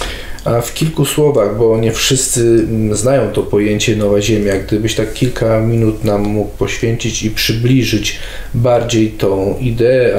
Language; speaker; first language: Polish; native; Polish